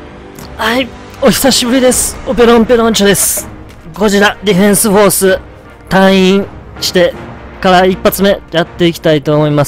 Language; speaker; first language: Japanese; native; Japanese